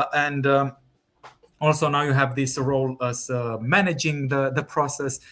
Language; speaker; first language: English; non-native, fluent; Romanian